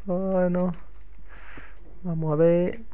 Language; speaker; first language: Spanish; native; Spanish